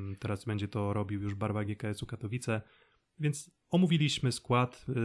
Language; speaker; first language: Polish; native; Polish